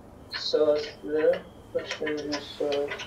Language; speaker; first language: Turkish; non-native, learner; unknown